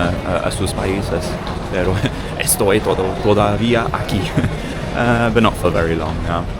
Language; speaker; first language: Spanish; non-native, learner; English